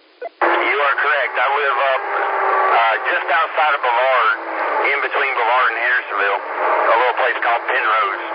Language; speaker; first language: English; native; English